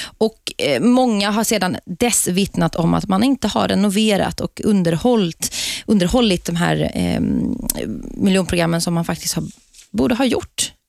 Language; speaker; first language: Swedish; native; Swedish